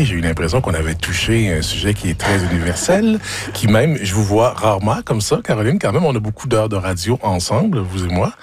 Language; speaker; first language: French; native; French